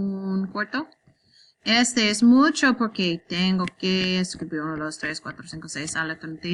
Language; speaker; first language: Spanish; non-native, learner; English